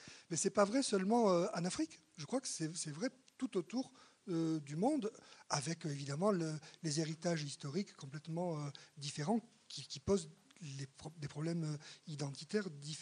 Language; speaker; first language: French; native; French